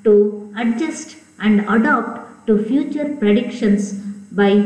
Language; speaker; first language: English; non-native, local second language; Kannada